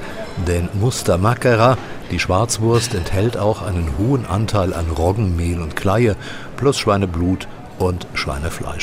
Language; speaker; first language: German; native; German